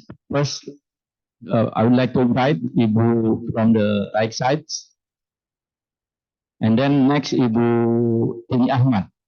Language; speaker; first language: English; non-native, fluent; Indonesian